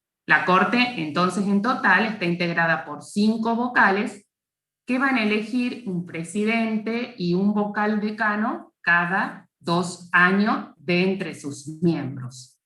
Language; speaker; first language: Spanish; native; Spanish